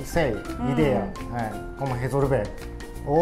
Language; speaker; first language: Portuguese; non-native, learner; Japanese